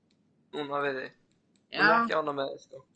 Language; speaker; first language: Icelandic; early bilingual, heritage; Icelandic